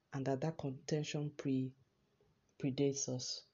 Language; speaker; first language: English; non-native, local second language; Yoruba